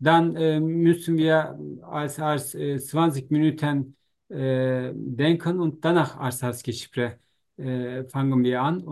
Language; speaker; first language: German; non-native, learner; Turkish